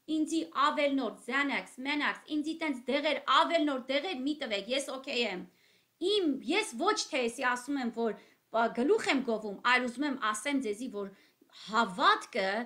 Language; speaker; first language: Armenian; native; Armenian